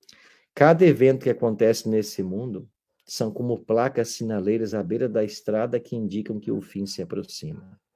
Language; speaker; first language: Portuguese; native; Portuguese